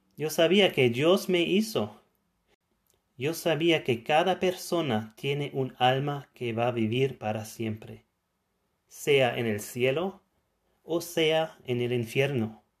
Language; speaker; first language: Spanish; non-native, fluent; German